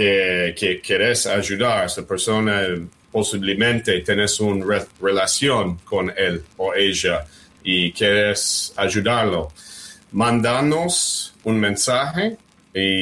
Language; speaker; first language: Spanish; early bilingual, heritage; English